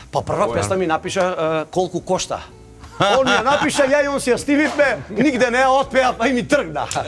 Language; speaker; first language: Macedonian; native; Macedonian